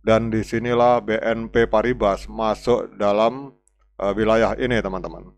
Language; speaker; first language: Indonesian; native; Indonesian